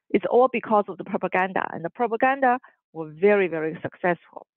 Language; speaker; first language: English; non-native, fluent; Chinese